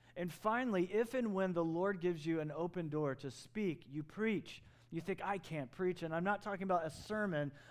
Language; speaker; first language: English; native; English